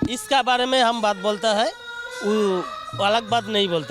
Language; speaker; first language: Hindi; non-native, local second language; Bangla